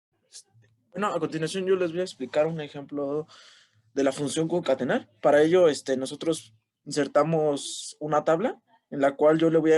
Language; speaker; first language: Spanish; native; Spanish